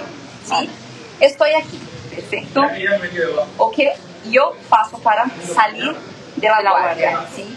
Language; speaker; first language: Spanish; non-native, learner; Portuguese